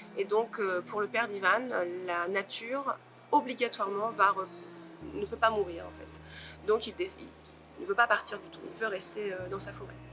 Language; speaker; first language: French; native; French